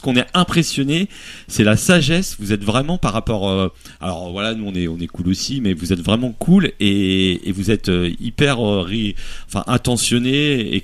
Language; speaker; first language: French; native; French